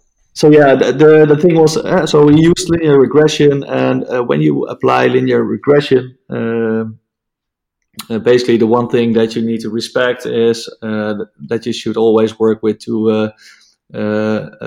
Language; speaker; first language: English; non-native, fluent; Dutch